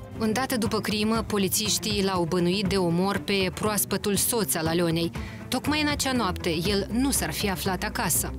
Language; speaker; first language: Romanian; native; Romanian